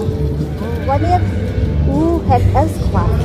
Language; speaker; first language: Dutch; non-native, learner; Filipino